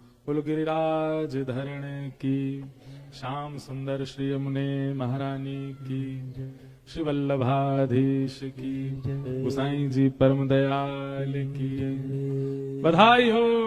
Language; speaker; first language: Hindi; native; Hindi